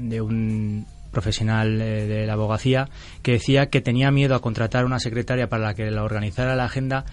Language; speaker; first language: Spanish; native; Spanish